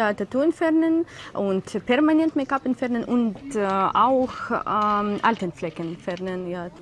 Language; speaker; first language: German; non-native, learner; Ukrainian